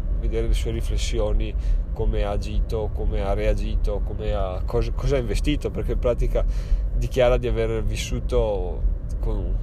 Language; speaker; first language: Italian; native; Italian